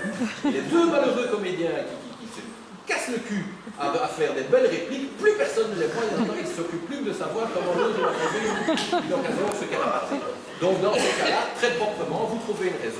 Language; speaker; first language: French; native; French